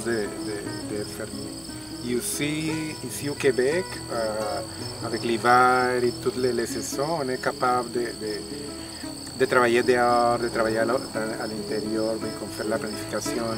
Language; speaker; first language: French; non-native, fluent; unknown